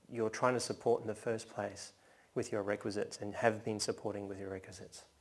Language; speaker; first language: English; native; English